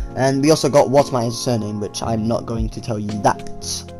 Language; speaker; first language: English; native; English